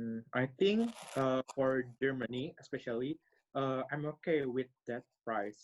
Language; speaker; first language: English; non-native, learner; Indonesian